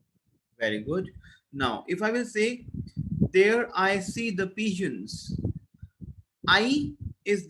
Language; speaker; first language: English; non-native, local second language; Hindi